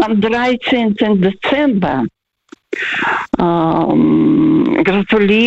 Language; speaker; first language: German; non-native, fluent; Russian